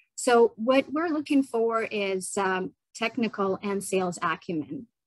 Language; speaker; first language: English; non-native, fluent; Ukrainian